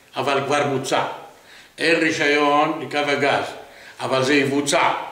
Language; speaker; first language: Hebrew; non-native, local second language; Arabic